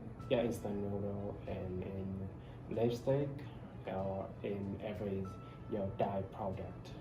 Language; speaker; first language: English; non-native, learner; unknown